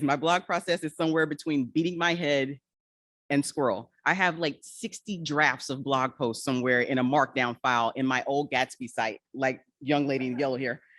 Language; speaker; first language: English; native; English